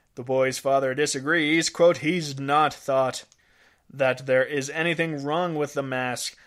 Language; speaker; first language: English; native; English